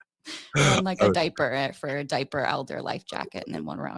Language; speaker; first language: English; native; English